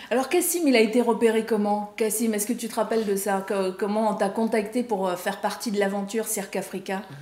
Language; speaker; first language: French; native; French